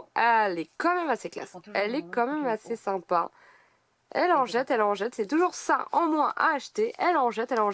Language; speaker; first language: French; native; French